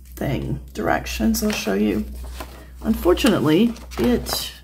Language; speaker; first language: English; native; English